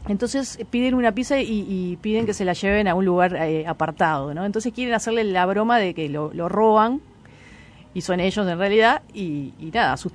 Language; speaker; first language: Spanish; native; Spanish